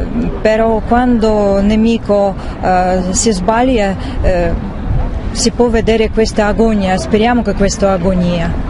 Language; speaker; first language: Italian; non-native, learner; Russian